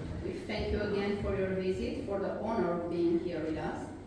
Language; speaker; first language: English; non-native, fluent; Romanian